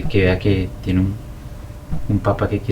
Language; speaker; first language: Spanish; native; Spanish